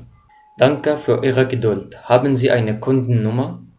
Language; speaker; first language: German; non-native, fluent; Arabic